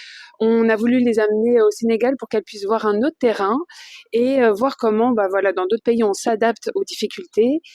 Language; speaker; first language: French; native; French